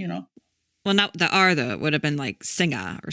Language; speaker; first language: English; native; English